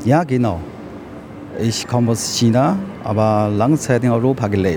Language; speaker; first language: German; non-native, learner; Chinese